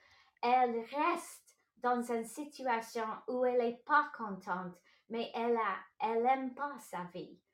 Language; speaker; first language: French; non-native, local second language; English